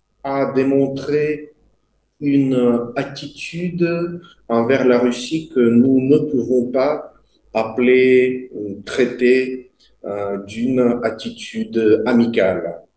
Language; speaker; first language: French; non-native, fluent; Russian